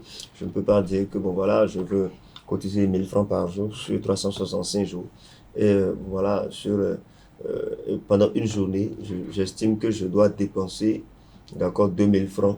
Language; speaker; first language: French; non-native, local second language; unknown